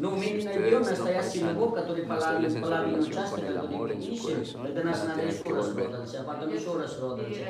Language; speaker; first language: Russian; non-native, learner; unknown